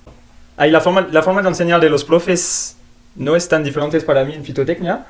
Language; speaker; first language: Spanish; non-native, learner; French